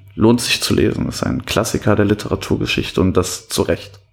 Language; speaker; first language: German; native; German